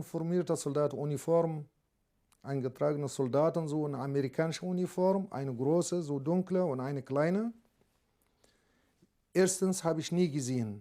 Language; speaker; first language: German; non-native, learner; Arabic